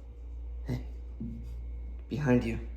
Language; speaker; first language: English; native; English